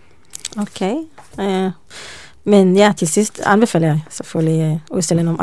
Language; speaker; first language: Danish; non-native, learner; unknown